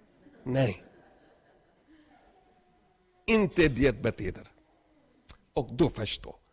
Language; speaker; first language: Swedish; non-native, learner; Urdu